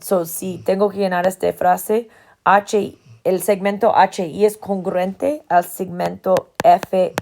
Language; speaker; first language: Spanish; non-native, fluent; English